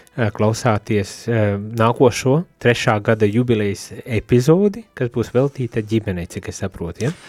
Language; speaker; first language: Latvian; native; Latvian